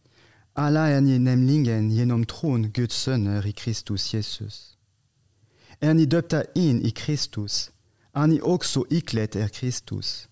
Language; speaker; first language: Swedish; non-native, fluent; French